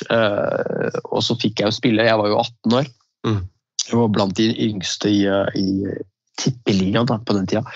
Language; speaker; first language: Norwegian; early bilingual, other home language; Riffian